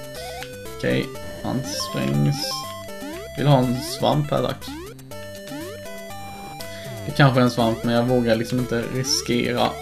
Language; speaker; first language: Swedish; native; Swedish